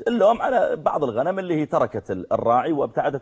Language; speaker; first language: Arabic; native; Arabic